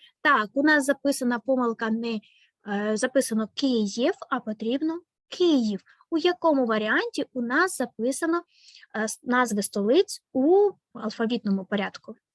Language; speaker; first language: Ukrainian; native; Ukrainian